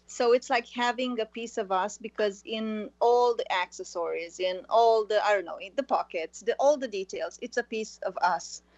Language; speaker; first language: English; early bilingual, other home language; Romanian